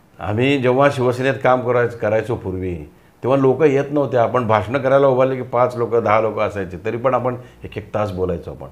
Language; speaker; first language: Marathi; non-native, local second language; Telugu